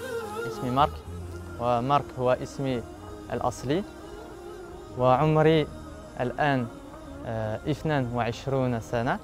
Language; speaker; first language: Arabic; non-native, learner; French